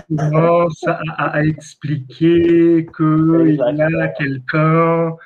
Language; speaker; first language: French; non-native, fluent; Portuguese